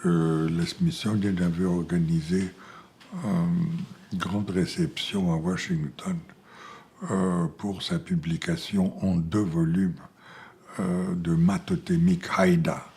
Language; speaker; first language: French; non-native, fluent; Bulgarian